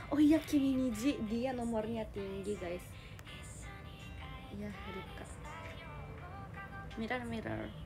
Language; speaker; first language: Indonesian; non-native, learner; Japanese